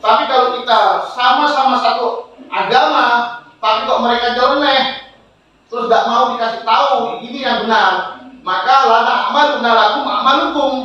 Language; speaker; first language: Indonesian; native; Indonesian